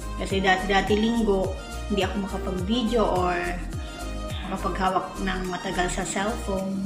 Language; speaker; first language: Filipino; non-native, local second language; Iloko